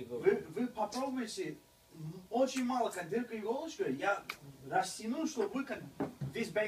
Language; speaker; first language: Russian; early bilingual, heritage; Russian